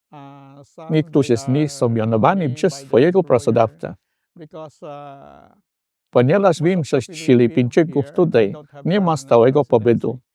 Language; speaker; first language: Polish; non-native, fluent; Filipino